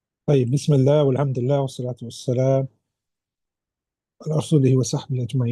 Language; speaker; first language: Arabic; non-native, fluent; English